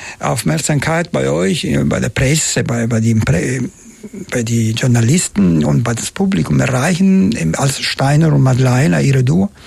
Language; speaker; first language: German; non-native, fluent; Italian